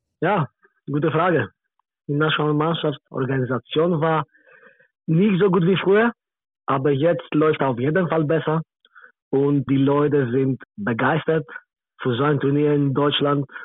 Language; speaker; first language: German; non-native, learner; Greek